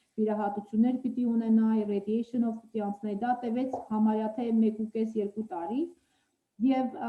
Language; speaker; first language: Armenian; native; Armenian